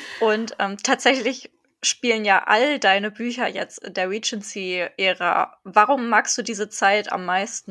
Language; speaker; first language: German; native; German